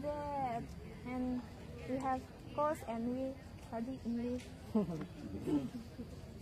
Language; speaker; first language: English; non-native, learner; Javanese